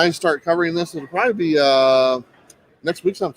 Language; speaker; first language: English; native; English